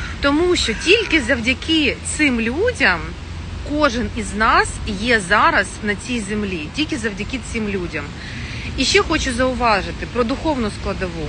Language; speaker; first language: Ukrainian; non-native, local second language; Russian